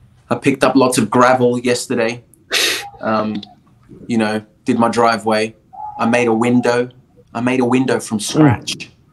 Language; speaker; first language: English; early bilingual, other home language; Spanish